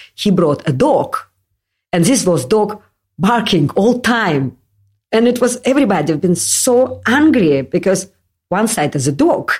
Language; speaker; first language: English; non-native, learner; Russian